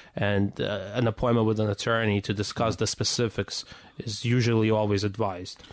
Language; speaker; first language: English; early bilingual, other home language; Russian